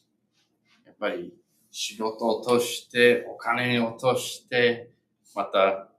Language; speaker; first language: Japanese; non-native, fluent; English